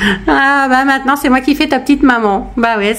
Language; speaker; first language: French; native; French